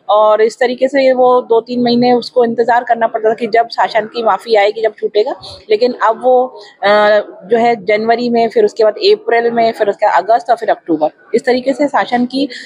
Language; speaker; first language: Hindi; native; Hindi